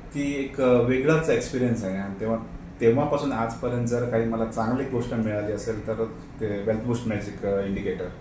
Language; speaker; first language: Marathi; non-native, local second language; Konkani